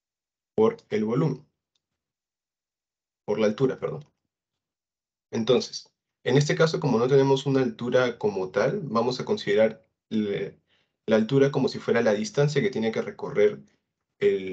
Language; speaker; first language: Spanish; native; Spanish